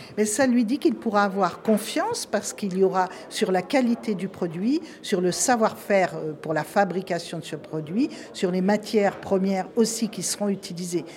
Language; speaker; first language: French; native; French